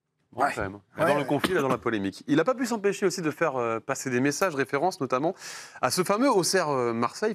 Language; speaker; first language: French; native; French